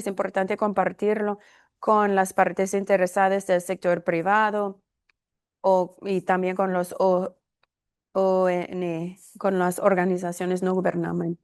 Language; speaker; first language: Spanish; non-native, fluent; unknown